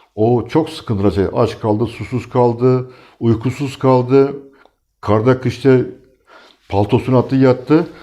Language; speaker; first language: Turkish; native; Turkish